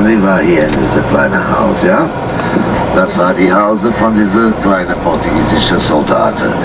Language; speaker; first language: German; non-native, learner; Portuguese